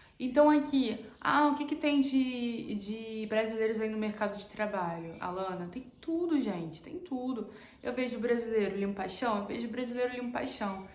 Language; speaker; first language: Portuguese; native; Portuguese